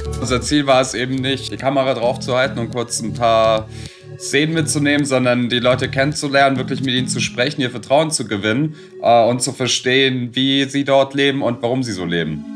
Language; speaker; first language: German; early bilingual, other home language; Serbian